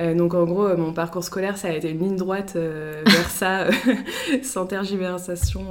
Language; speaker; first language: French; native; French